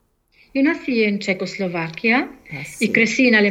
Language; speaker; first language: Spanish; non-native, fluent; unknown